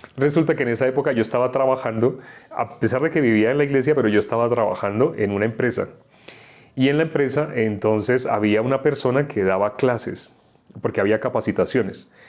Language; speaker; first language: Spanish; native; Spanish